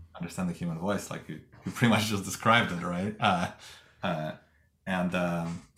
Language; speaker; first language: English; non-native, fluent; Russian